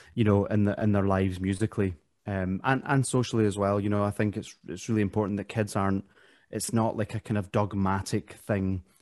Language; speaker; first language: English; native; English